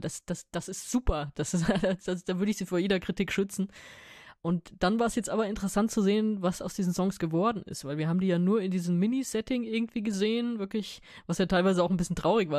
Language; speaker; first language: German; native; German